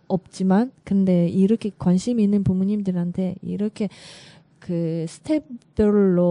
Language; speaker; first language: Korean; non-native, learner; Russian